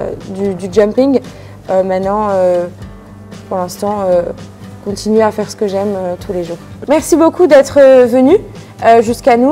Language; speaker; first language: French; native; French